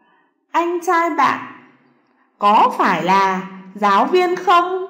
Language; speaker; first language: Vietnamese; non-native, learner; Chinese